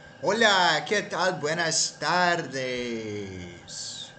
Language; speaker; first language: Spanish; non-native, learner; Portuguese